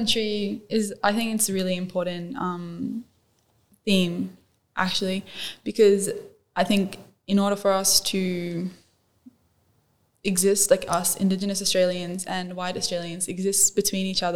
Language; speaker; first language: English; non-native, local second language; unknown